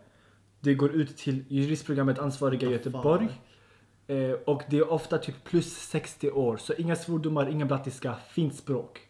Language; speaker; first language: Swedish; native; Swedish